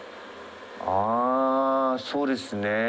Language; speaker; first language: Japanese; non-native, learner; Chinese